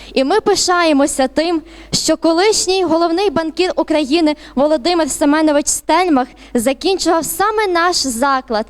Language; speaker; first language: Ukrainian; native; Ukrainian